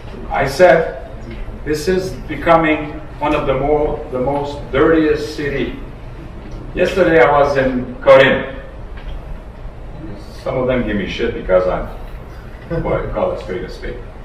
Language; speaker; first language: English; non-native, fluent; French